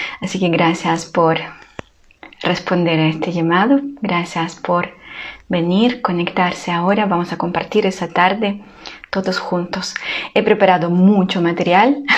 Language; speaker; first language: Spanish; non-native, fluent; Ukrainian